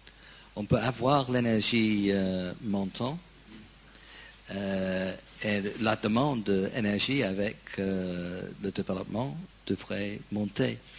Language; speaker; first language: French; non-native, fluent; English